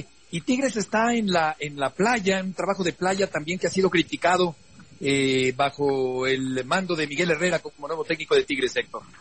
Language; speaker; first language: Spanish; native; Spanish